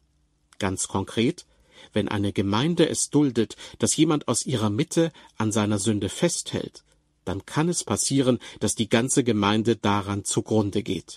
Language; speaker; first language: German; native; German